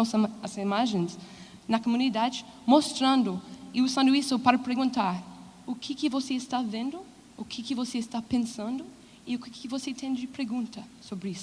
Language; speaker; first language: Portuguese; non-native, fluent; English